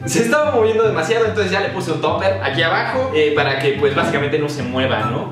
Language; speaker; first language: Spanish; native; Spanish